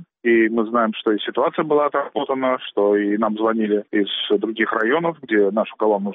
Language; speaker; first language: Russian; native; Russian